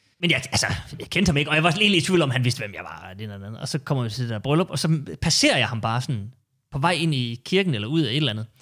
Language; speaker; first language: Danish; native; Danish